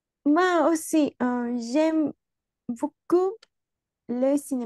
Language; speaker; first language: French; non-native, learner; Spanish